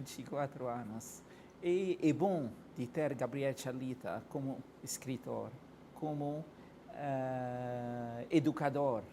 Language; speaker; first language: Portuguese; non-native, fluent; Arabic